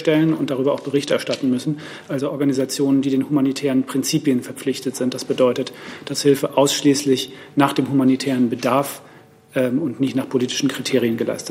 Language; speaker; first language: German; native; German